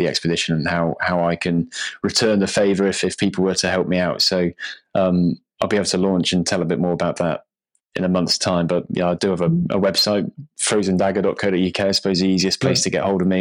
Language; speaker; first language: English; native; English